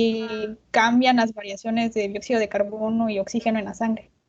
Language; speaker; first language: Spanish; native; Spanish